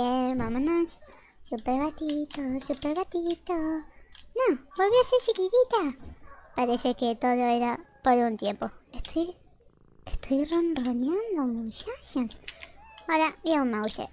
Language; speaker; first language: Spanish; native; Spanish